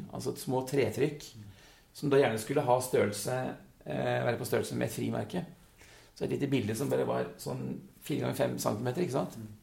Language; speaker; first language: Norwegian; early bilingual, other home language; Dutch